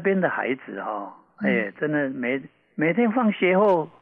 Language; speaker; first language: Chinese; native; Chinese